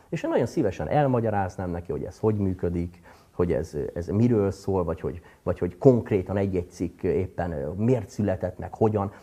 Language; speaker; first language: Hungarian; native; Hungarian